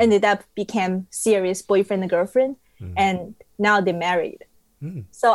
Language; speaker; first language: English; non-native, fluent; Chinese